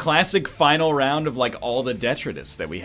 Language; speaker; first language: English; native; English